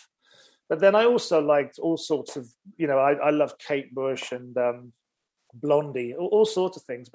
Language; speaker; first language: English; native; English